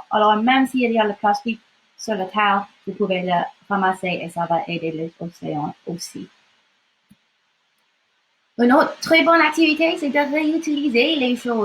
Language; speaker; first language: French; non-native, local second language; English